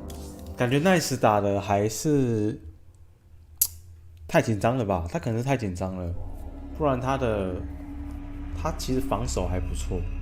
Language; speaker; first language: Chinese; native; Chinese